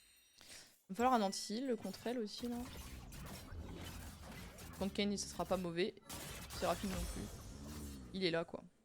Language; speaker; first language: French; native; French